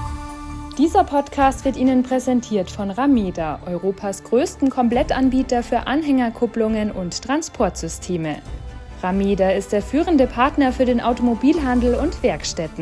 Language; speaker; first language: German; native; German